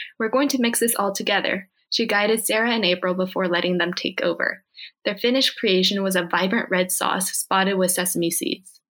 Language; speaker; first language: English; early bilingual, other home language; Korean